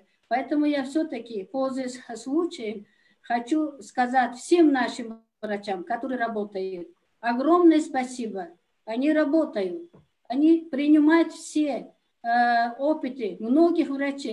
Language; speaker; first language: Russian; non-native, local second language; Tajik